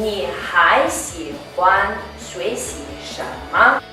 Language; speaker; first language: Chinese; non-native, fluent; Italian